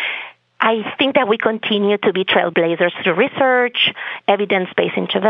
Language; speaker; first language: English; non-native, fluent; Spanish